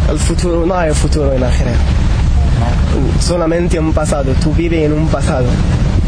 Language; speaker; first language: Spanish; non-native, learner; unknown